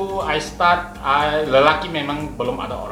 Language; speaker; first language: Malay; non-native, local second language; Chinese